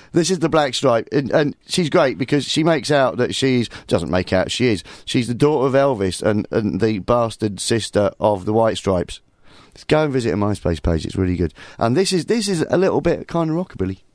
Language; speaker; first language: English; native; English